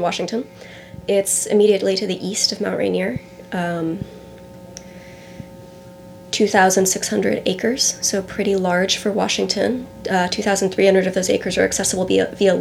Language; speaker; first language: English; native; English